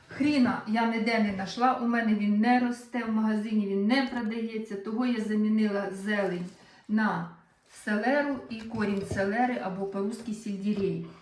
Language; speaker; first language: Ukrainian; native; Ukrainian